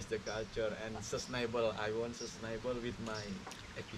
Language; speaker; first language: English; non-native, learner; Indonesian